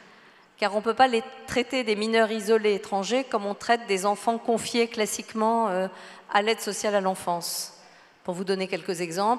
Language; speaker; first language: French; native; French